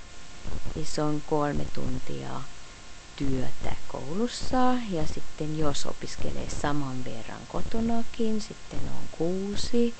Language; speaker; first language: Finnish; non-native, fluent; Hungarian